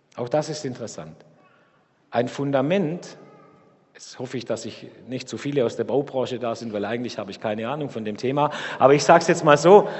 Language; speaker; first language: German; native; German